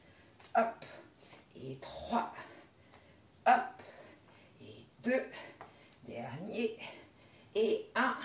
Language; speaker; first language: French; native; French